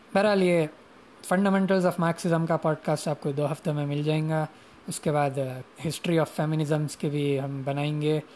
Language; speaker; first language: Urdu; native; Urdu